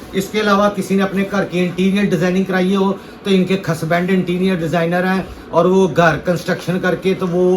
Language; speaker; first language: Urdu; non-native, local second language; Punjabi